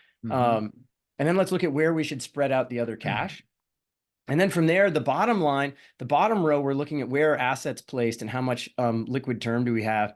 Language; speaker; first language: English; native; English